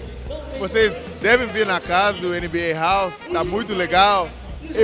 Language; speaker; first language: Portuguese; non-native, fluent; English